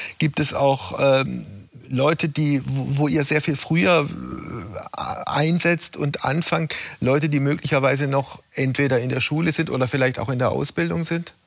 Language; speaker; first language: German; native; German